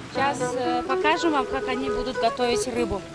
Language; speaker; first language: Russian; non-native, local second language; Tajik